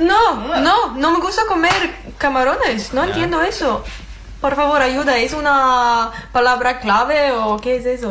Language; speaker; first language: Spanish; non-native, learner; Swedish